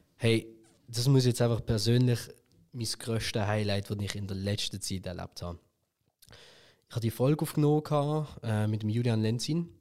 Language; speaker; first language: German; early bilingual, other home language; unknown